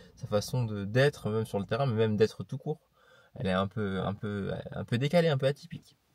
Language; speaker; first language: French; native; French